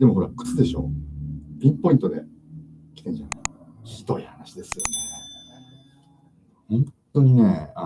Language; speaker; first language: Japanese; native; Japanese